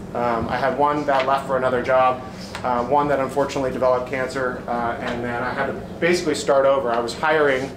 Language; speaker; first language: English; native; English